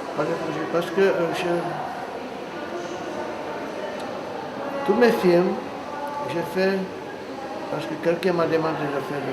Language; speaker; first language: French; non-native, fluent; Czech